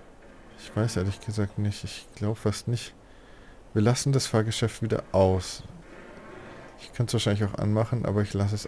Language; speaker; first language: German; native; German